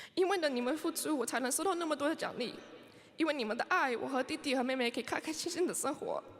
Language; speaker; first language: Chinese; early bilingual, heritage; Chinese